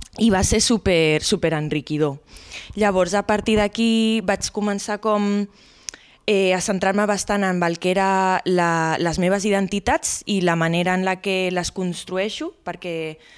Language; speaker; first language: Catalan; non-native, local second language; Spanish